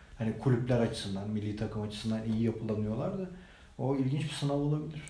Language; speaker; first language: Turkish; native; Turkish